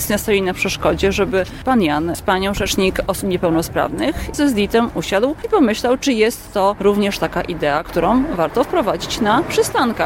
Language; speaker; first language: Polish; native; Polish